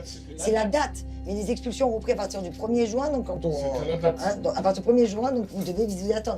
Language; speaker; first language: French; native; French